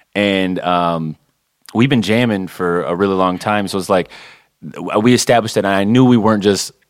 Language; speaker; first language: English; native; English